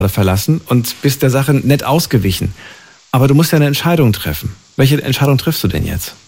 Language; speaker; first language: German; native; German